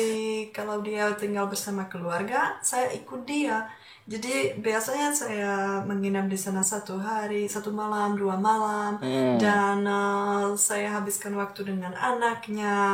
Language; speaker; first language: Indonesian; non-native, fluent; Czech